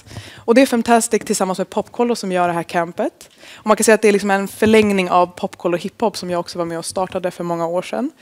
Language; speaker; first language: Swedish; native; Swedish